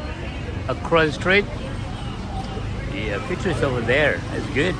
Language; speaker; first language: English; non-native, local second language; Indonesian